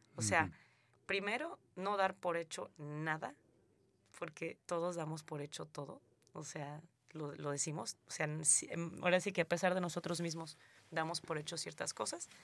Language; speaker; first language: Spanish; native; Spanish